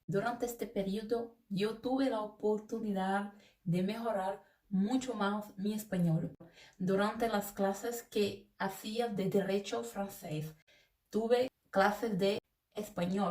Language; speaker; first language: Spanish; non-native, fluent; Portuguese